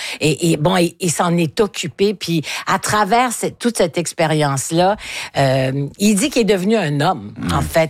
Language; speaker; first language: French; native; French